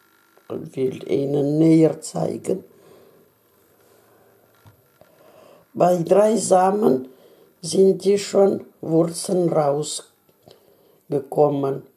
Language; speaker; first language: German; non-native, learner; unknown